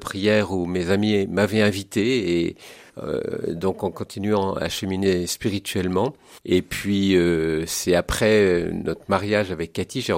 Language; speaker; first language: French; native; French